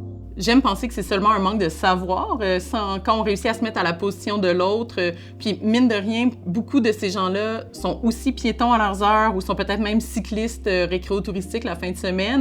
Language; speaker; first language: French; native; French